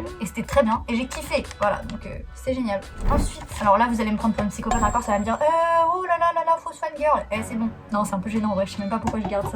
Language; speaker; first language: French; native; French